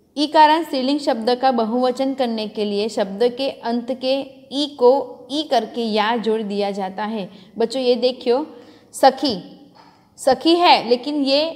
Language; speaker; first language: Hindi; non-native, local second language; Gujarati